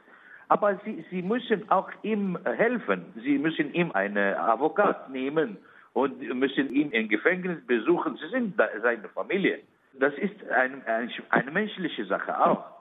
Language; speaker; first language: German; non-native, learner; Arabic